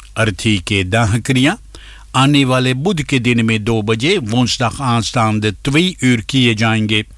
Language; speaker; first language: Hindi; early bilingual, heritage; Hindi